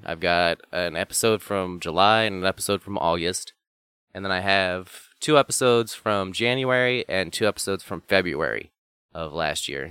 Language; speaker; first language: English; native; English